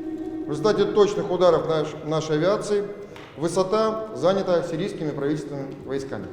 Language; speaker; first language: Russian; native; Russian